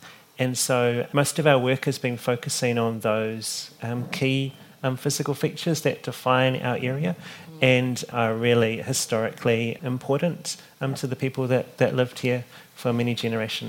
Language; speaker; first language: English; native; English